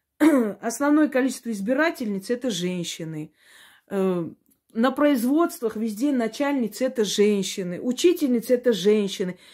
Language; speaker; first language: Russian; non-native, local second language; Armenian